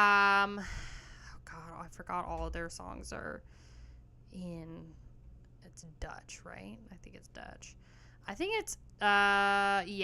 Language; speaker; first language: English; native; English